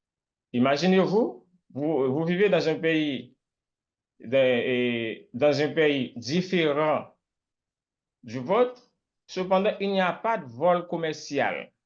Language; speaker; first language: French; non-native, local second language; Haitian Creole